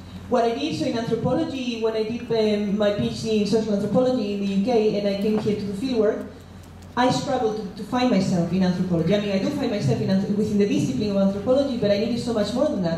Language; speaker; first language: English; non-native, fluent; Spanish